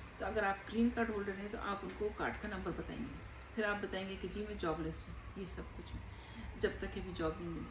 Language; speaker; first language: Urdu; native; Urdu